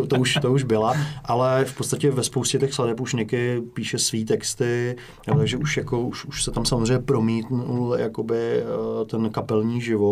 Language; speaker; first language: Czech; native; Czech